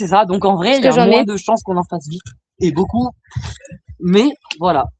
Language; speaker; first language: French; native; French